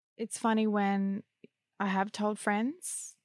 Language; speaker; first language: English; native; English